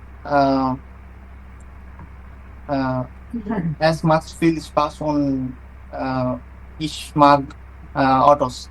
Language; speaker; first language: German; non-native, learner; Bangla